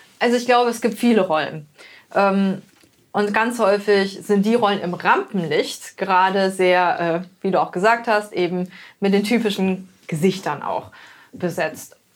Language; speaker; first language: German; native; German